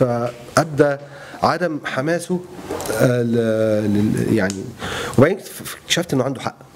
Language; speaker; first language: Arabic; native; Arabic